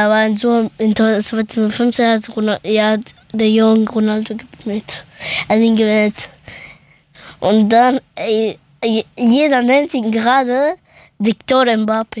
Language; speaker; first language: German; early bilingual, other home language; Persian